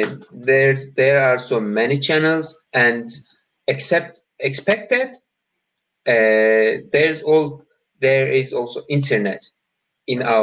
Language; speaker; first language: English; non-native, learner; Turkish